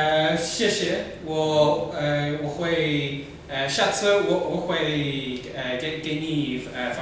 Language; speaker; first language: Chinese; non-native, learner; English